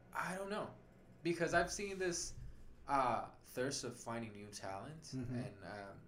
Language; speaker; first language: English; non-native, fluent; Spanish